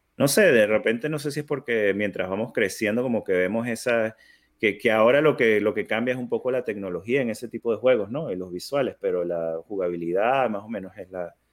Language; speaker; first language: Spanish; native; Spanish